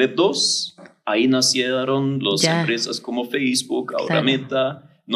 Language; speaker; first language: Spanish; non-native, fluent; German